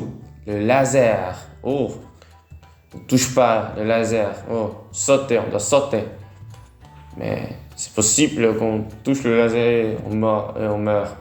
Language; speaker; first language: French; non-native, learner; Vietnamese